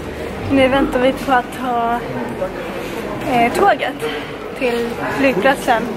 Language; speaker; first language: Swedish; native; Swedish